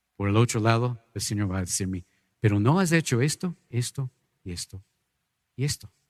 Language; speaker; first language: Spanish; non-native, fluent; English